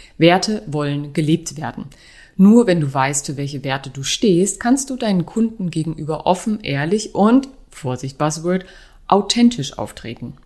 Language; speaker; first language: German; native; German